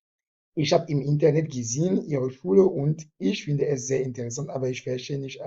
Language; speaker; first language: German; non-native, fluent; French